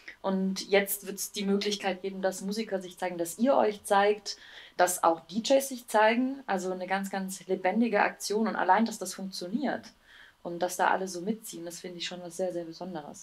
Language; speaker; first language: German; native; German